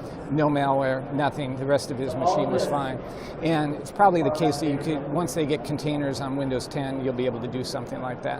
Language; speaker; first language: English; native; English